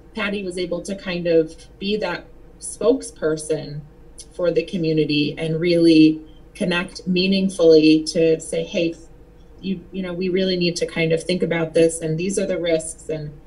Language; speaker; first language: English; native; English